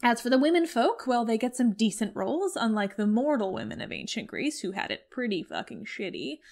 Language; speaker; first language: English; native; English